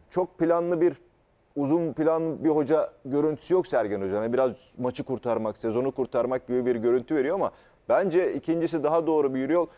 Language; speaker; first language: Turkish; native; Turkish